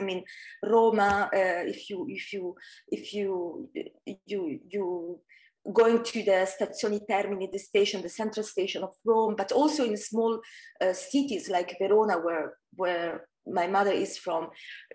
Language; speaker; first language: English; non-native, fluent; Italian